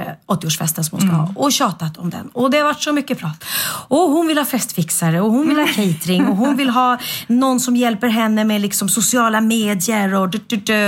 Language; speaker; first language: Swedish; native; Swedish